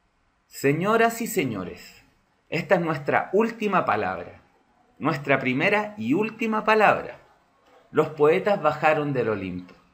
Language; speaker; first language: Spanish; native; Spanish